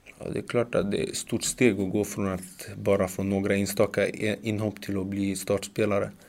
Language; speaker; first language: Swedish; early bilingual, other home language; Macedonian